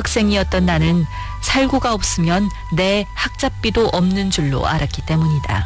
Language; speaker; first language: Korean; native; Korean